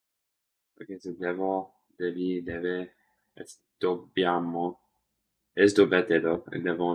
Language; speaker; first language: Italian; non-native, learner; English